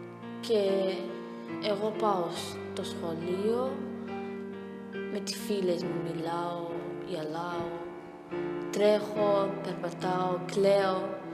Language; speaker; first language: Greek; non-native, learner; Arabic